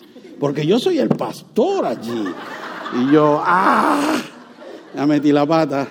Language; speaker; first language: Spanish; native; Spanish